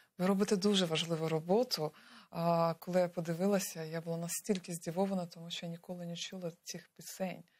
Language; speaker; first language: Ukrainian; non-native, local second language; Crimean Tatar